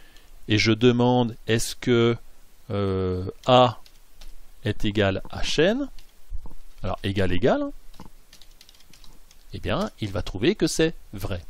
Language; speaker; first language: French; native; French